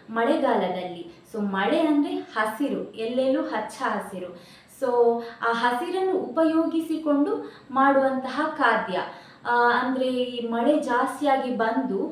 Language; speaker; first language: Kannada; non-native, local second language; Tulu